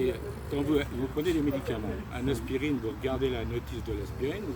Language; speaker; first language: French; native; French